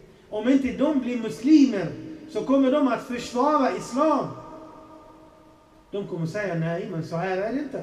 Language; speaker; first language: Swedish; non-native, fluent; Arabic